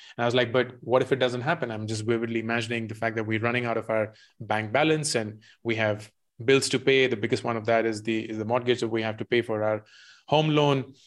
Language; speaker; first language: English; non-native, local second language; Hindi